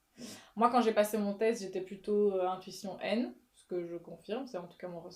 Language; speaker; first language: French; native; French